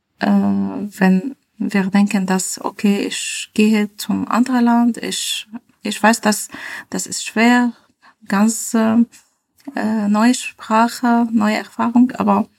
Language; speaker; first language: German; non-native, learner; Arabic